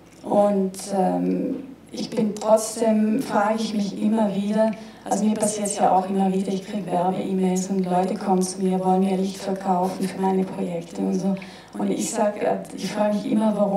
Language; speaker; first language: German; native; German